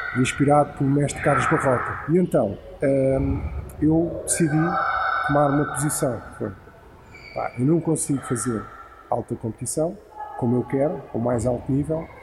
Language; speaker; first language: Portuguese; native; Portuguese